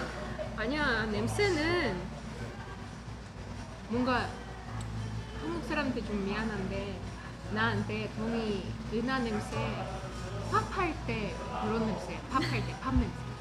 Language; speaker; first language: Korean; non-native, fluent; Russian